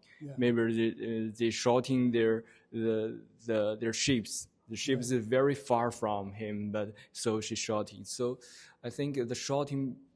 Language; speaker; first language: English; non-native, learner; Chinese